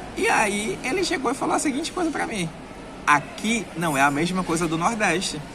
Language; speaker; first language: Portuguese; native; Portuguese